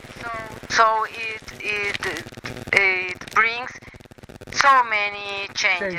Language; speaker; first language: English; non-native, learner; Spanish